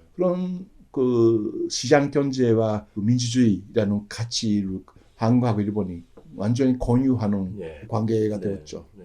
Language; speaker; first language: Korean; non-native, fluent; Japanese